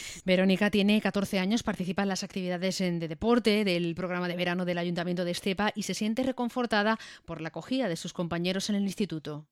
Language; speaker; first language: Spanish; native; Spanish